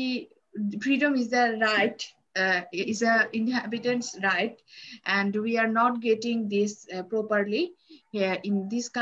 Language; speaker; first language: English; non-native, learner; Bangla